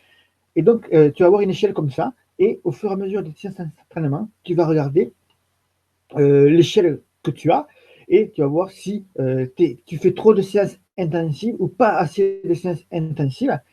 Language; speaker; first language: French; native; French